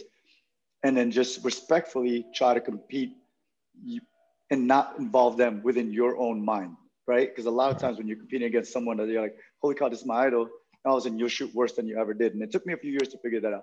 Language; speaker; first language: English; non-native, local second language; Filipino